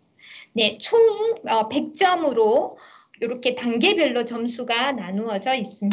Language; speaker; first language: Korean; native; Korean